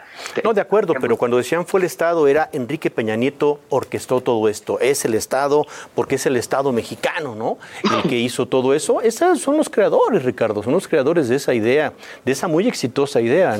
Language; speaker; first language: Spanish; native; Spanish